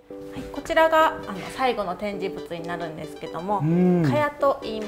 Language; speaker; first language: Japanese; native; Japanese